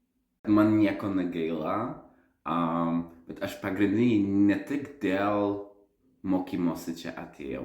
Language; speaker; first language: Lithuanian; non-native, learner; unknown